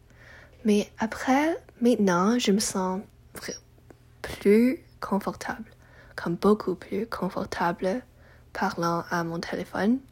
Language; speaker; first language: French; non-native, learner; English